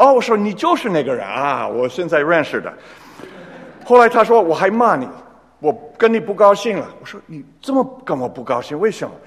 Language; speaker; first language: Chinese; non-native, fluent; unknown